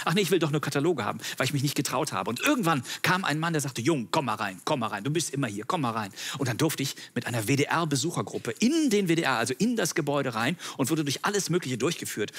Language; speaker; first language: German; native; German